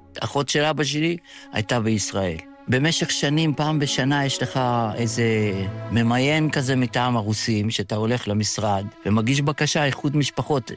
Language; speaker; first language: Hebrew; early bilingual, other home language; Yiddish